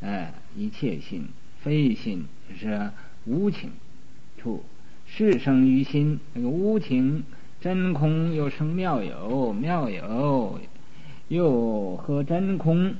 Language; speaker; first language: Chinese; native; Chinese